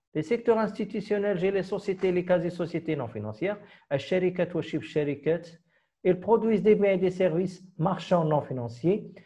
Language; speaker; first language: French; non-native, local second language; Arabic